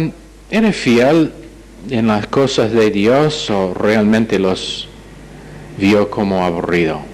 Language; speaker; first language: Spanish; non-native, fluent; English